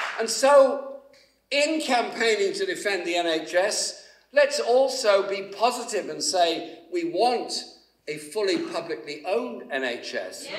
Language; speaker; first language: English; native; English